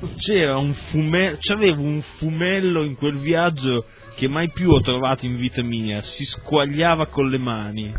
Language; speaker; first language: Italian; native; Italian